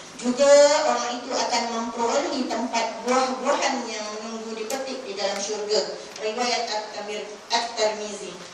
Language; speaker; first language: Malay; native; Malay